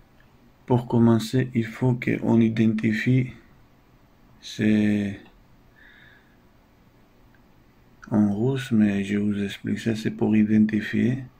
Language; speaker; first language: French; non-native, fluent; Russian